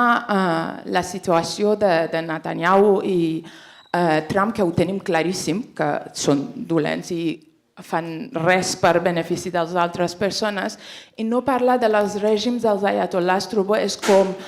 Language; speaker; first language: Catalan; non-native, fluent; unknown